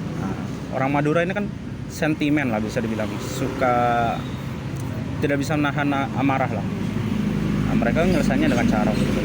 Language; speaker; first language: Indonesian; non-native, local second language; Madurese